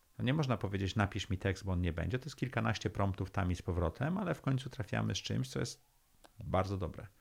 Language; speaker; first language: Polish; early bilingual, heritage; Polish